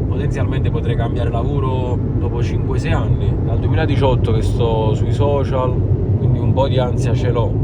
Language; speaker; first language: Italian; native; Italian